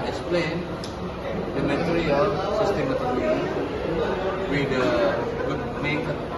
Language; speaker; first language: English; non-native, learner; Indonesian